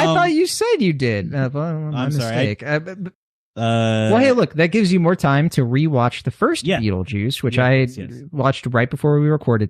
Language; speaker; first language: English; native; English